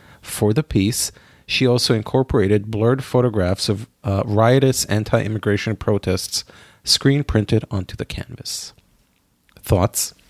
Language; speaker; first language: English; non-native, fluent; Hebrew